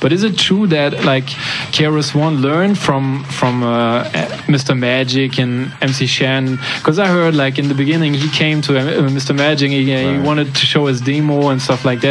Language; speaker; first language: English; non-native, fluent; French